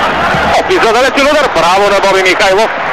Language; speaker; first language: Bulgarian; native; Bulgarian